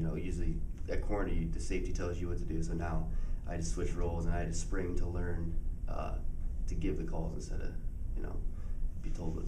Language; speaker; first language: English; native; English